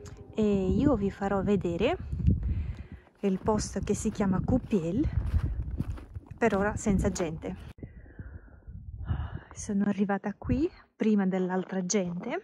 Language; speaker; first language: Italian; non-native, fluent; Russian